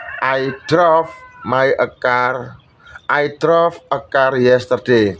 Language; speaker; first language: English; non-native, learner; Indonesian